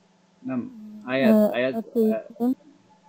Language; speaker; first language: Arabic; non-native, learner; Bangla